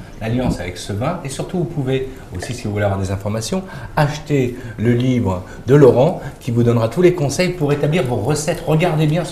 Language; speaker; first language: French; native; French